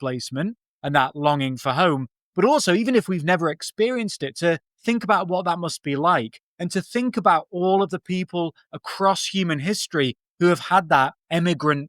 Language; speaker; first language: English; native; English